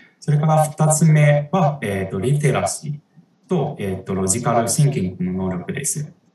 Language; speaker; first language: Japanese; non-native, fluent; Chinese